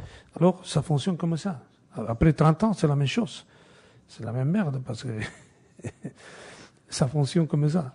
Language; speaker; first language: French; non-native, fluent; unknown